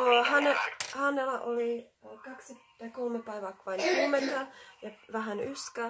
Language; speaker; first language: Finnish; non-native, learner; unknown